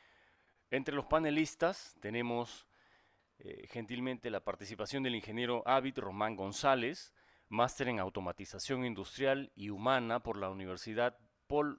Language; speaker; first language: Spanish; native; Spanish